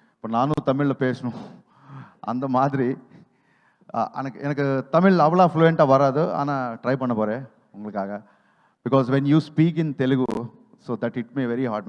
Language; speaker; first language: Tamil; non-native, learner; Telugu